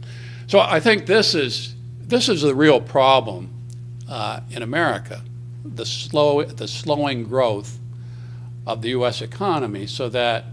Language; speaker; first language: English; native; English